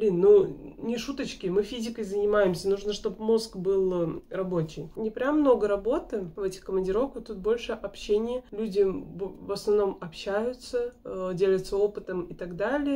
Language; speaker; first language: Russian; native; Russian